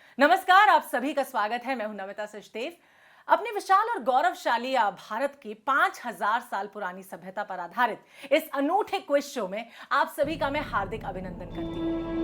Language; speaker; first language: Hindi; native; Hindi